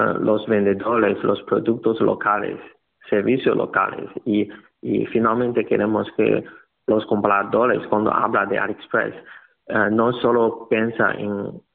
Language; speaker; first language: Spanish; non-native, learner; Chinese